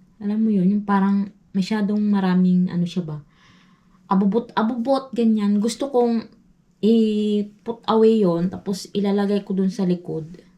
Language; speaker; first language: Filipino; non-native, local second language; Hiligaynon